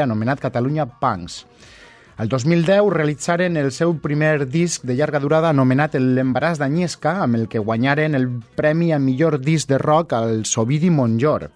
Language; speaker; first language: Catalan; native; Catalan